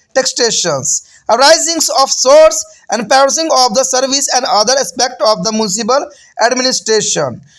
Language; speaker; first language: English; non-native, local second language; Hindi